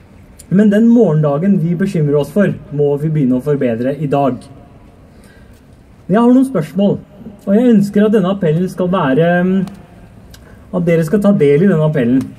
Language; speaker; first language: Norwegian; early bilingual, other home language; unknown